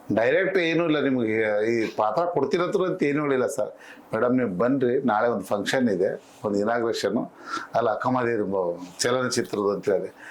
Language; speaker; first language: Kannada; native; Kannada